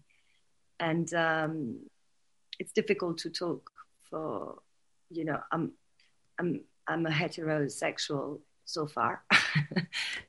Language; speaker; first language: English; non-native, fluent; French